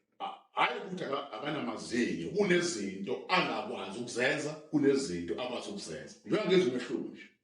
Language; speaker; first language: Zulu; native; Zulu